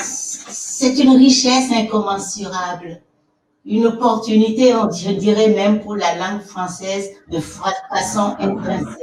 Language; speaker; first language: French; non-native, local second language; Fon